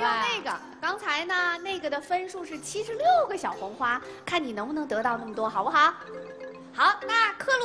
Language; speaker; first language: Chinese; native; Chinese